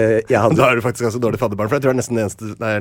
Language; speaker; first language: Norwegian; native; Norwegian